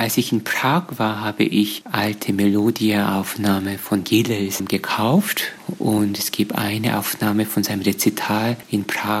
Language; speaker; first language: German; non-native, fluent; Korean